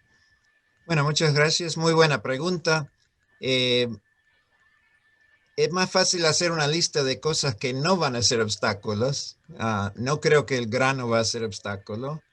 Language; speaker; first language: Spanish; non-native, fluent; English